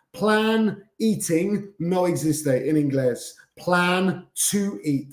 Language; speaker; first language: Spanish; non-native, fluent; English